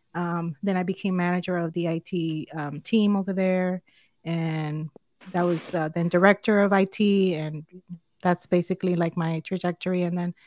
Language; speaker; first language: English; non-native, fluent; Spanish